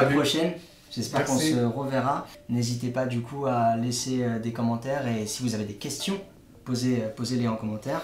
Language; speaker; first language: French; native; French